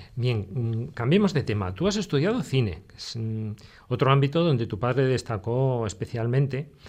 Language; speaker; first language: Spanish; native; Spanish